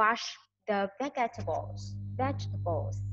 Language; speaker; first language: English; non-native, learner; Vietnamese